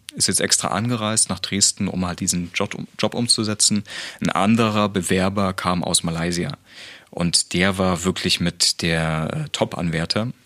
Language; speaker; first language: German; native; German